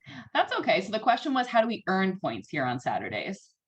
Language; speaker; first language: English; native; English